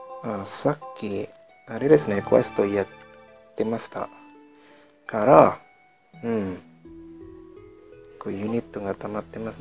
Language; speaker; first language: Japanese; non-native, learner; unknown